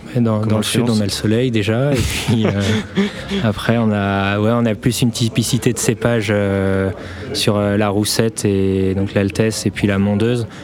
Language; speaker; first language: French; native; French